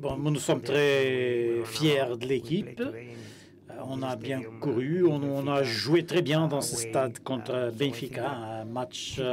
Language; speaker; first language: French; non-native, fluent; Spanish